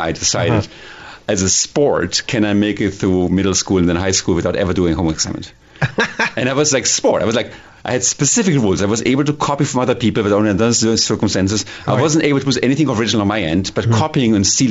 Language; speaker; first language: English; non-native, fluent; German